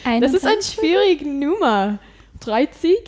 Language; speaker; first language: German; non-native, learner; English